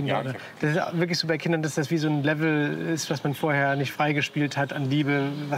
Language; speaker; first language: German; native; German